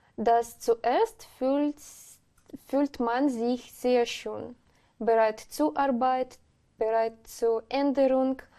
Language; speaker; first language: German; non-native, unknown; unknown